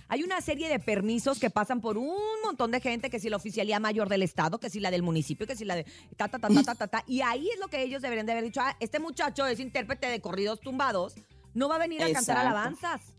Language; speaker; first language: Spanish; native; Spanish